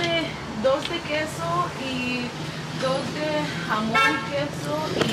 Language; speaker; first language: Spanish; early bilingual, heritage; Spanish